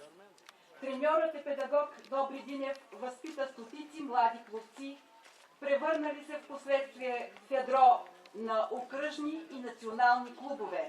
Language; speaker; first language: Bulgarian; native; Bulgarian